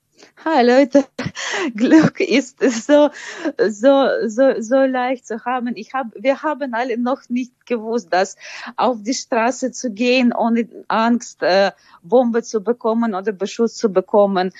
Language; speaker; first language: German; non-native, fluent; Ukrainian